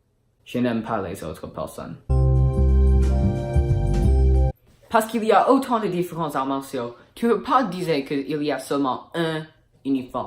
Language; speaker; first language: French; non-native, learner; English